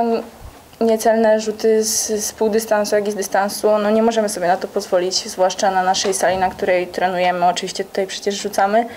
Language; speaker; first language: Polish; native; Polish